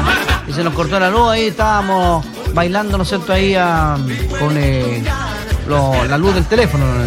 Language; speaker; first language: Spanish; native; Spanish